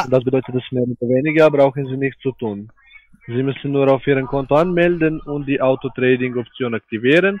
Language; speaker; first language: German; non-native, learner; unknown